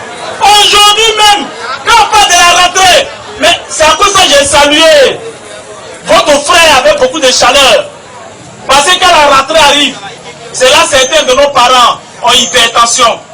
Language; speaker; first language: French; non-native, local second language; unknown